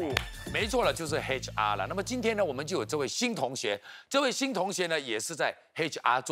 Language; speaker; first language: Chinese; native; Chinese